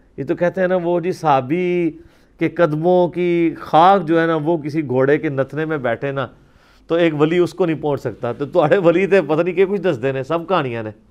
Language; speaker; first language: Urdu; native; Urdu